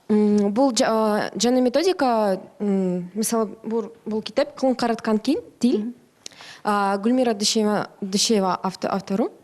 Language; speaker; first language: Kyrgyz; non-native, local second language; Russian